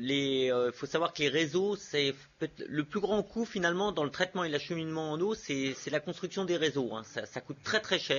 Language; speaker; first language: French; native; French